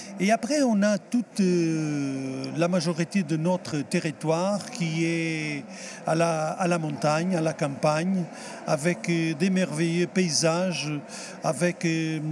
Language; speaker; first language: French; non-native, fluent; Portuguese